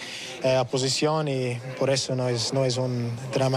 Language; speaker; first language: Spanish; non-native, learner; English